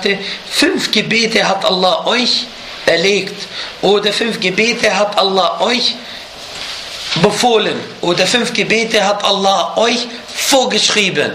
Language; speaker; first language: German; non-native, fluent; Arabic